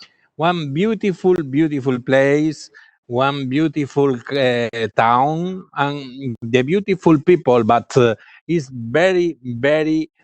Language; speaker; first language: English; non-native, learner; Galician